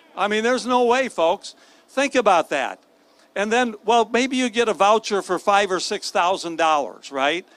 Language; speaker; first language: English; native; English